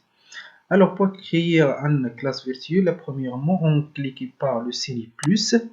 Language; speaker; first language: French; non-native, learner; Arabic